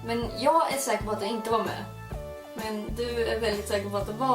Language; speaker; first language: Swedish; native; Swedish